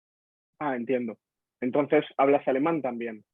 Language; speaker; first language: Spanish; non-native, learner; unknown